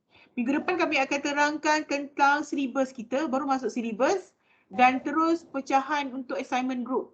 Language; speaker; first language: Malay; native; Malay